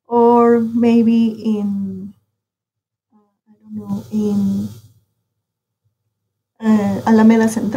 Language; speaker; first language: English; non-native, learner; Spanish